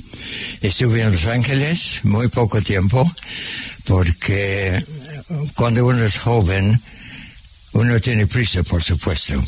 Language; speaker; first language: Spanish; non-native, fluent; English